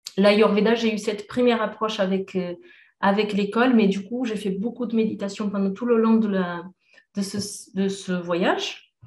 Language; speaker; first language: French; non-native, fluent; Portuguese